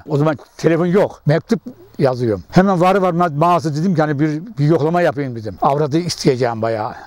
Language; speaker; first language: Turkish; native; Turkish